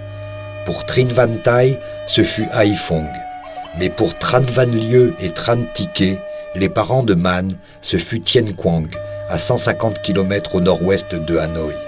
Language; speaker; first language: French; native; French